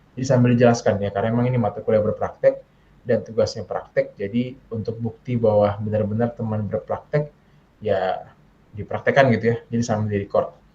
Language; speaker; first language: Indonesian; native; Indonesian